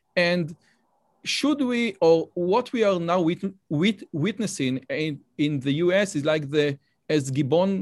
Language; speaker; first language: English; non-native, fluent; Hebrew